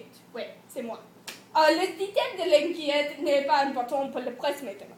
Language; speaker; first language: French; non-native, learner; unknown